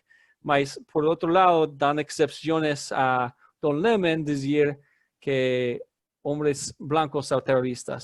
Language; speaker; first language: Spanish; non-native, fluent; English